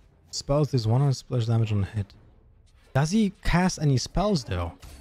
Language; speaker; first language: English; non-native, fluent; Polish